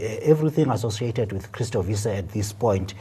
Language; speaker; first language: English; non-native, local second language; Xhosa